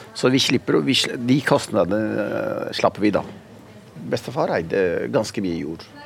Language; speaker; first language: Norwegian; early bilingual, other home language; Punjabi